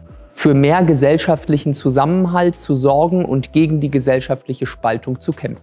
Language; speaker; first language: German; native; German